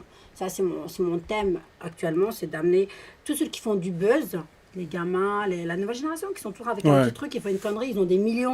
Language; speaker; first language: French; native; French